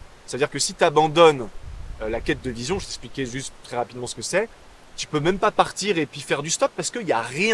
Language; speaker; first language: French; native; French